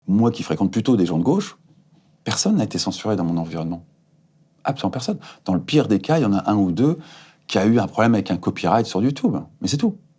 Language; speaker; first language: French; native; French